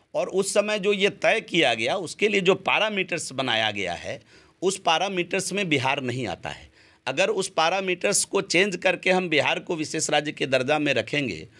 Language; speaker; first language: Hindi; native; Hindi